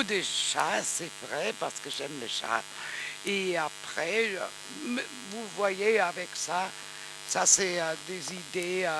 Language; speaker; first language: French; non-native, learner; German